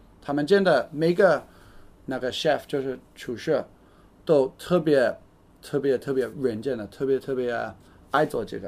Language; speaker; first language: Chinese; non-native, fluent; English